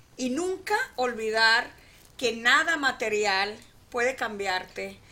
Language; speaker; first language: Spanish; native; Spanish